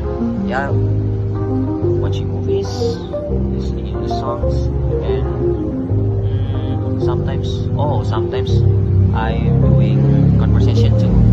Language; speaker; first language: English; non-native, fluent; Indonesian